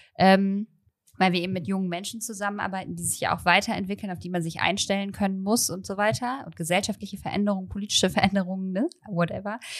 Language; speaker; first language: German; native; German